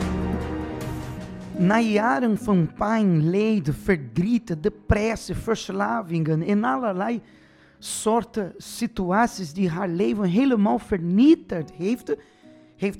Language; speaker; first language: Dutch; non-native, fluent; Portuguese